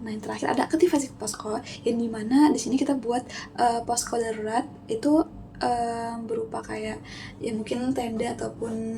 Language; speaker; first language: Indonesian; native; Indonesian